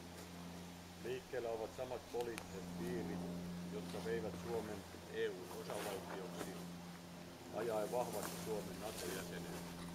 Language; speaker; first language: Finnish; native; Finnish